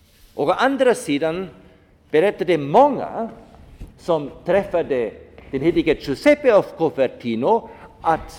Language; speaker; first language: Swedish; non-native, fluent; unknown